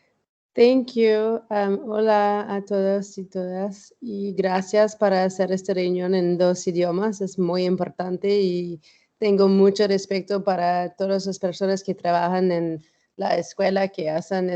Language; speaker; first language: Spanish; non-native, learner; English